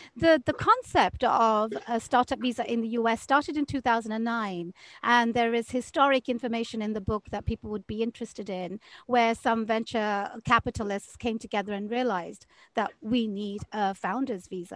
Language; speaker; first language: English; native; English